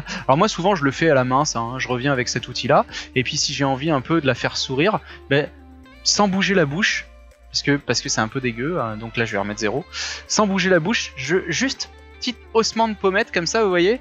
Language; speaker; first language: French; native; French